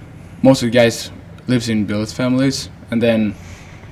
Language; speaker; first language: English; non-native, fluent; Swedish